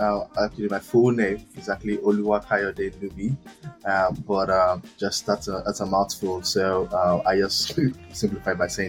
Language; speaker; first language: English; non-native, local second language; Yoruba